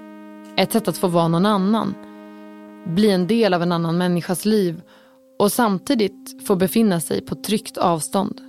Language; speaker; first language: Swedish; native; Swedish